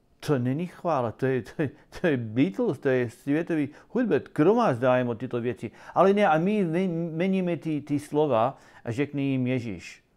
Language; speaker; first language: Czech; non-native, learner; English